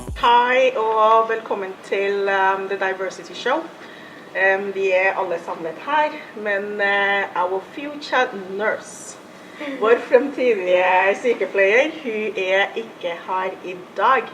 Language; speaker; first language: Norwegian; non-native, fluent; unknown